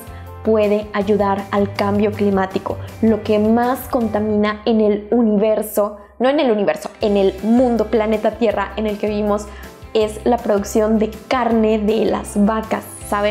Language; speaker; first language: Spanish; native; Spanish